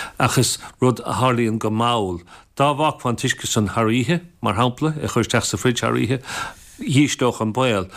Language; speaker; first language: Irish; native; Irish